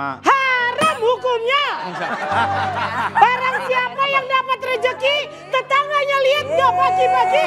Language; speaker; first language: Indonesian; native; Indonesian